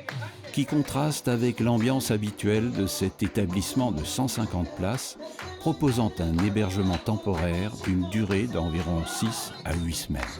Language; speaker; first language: French; native; French